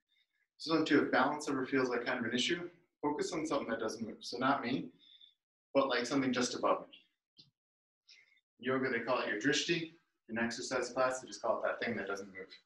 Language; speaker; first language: English; native; English